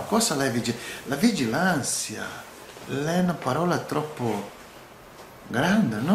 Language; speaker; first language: Italian; non-native, learner; Portuguese